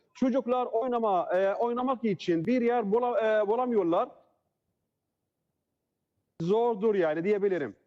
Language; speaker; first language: Turkish; non-native, learner; Arabic